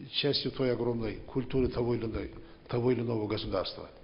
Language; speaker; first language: Russian; non-native, local second language; Kazakh